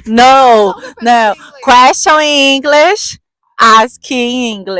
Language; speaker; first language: English; non-native, learner; Portuguese